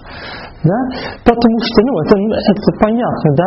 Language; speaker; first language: Russian; non-native, fluent; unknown